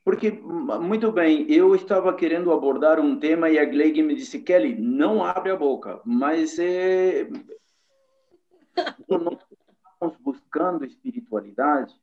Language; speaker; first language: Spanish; non-native, learner; Portuguese